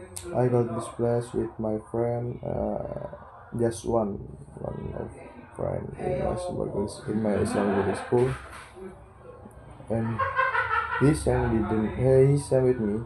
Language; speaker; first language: English; non-native, learner; Indonesian